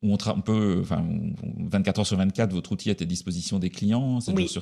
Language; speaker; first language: French; native; French